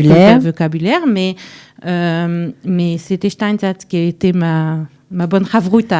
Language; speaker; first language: French; early bilingual, heritage; French